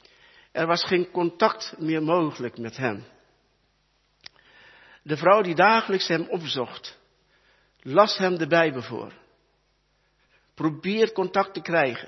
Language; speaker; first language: Dutch; early bilingual, other home language; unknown